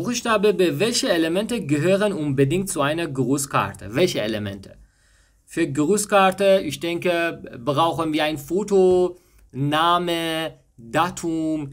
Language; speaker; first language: German; non-native, fluent; Persian